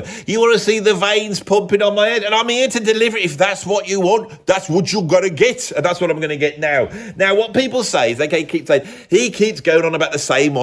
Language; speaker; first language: English; native; English